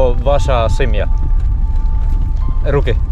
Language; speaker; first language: Ukrainian; non-native, learner; German